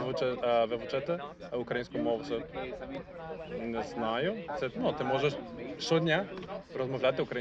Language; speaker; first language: Ukrainian; non-native, fluent; Portuguese